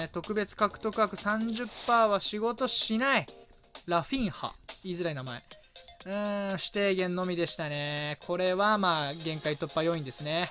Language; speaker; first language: Japanese; native; Japanese